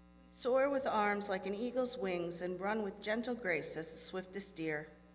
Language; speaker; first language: English; native; English